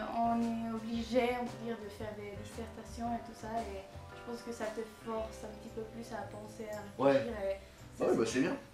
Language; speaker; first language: French; non-native, learner; Spanish